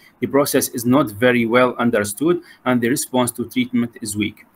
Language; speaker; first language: English; non-native, fluent; Arabic